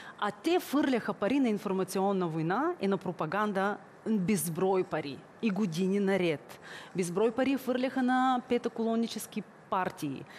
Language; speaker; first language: Bulgarian; early bilingual, heritage; Bulgarian